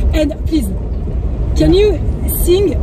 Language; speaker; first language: English; non-native, fluent; French